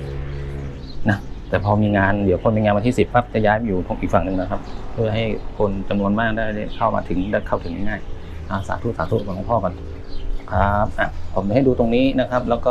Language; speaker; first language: Thai; native; Thai